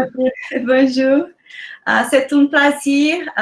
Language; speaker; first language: French; non-native, learner; Portuguese